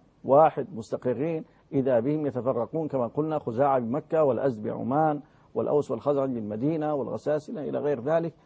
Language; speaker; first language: Arabic; native; Arabic